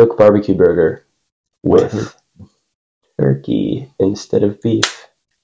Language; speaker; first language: English; native; English